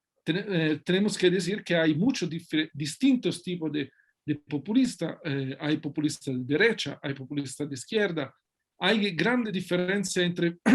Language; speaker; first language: Spanish; non-native, fluent; Italian